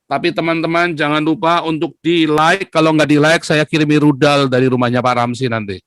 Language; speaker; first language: Indonesian; native; Indonesian